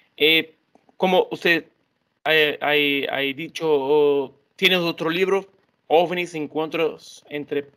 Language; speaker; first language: Spanish; non-native, learner; Portuguese